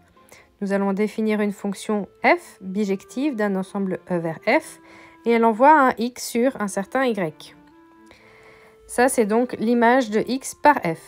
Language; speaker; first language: French; native; French